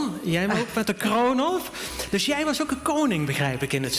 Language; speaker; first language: Dutch; native; Dutch